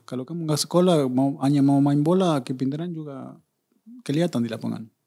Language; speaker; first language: Indonesian; non-native, fluent; Spanish